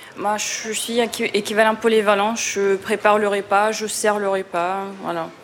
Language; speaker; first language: French; non-native, fluent; Russian